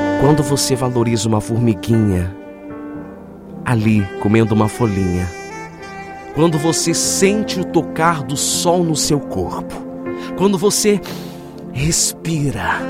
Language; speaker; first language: Portuguese; native; Portuguese